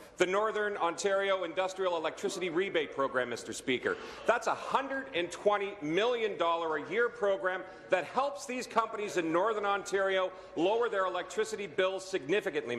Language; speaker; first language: English; native; English